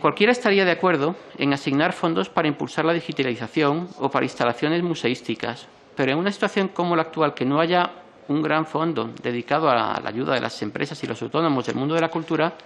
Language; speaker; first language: Spanish; native; Spanish